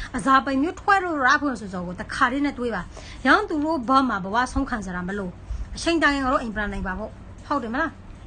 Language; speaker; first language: Burmese; native; Burmese